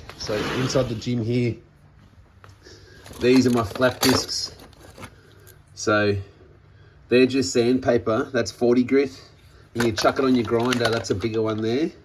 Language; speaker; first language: English; native; English